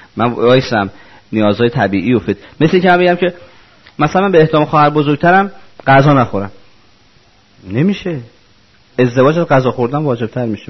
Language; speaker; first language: Persian; non-native, local second language; Azerbaijani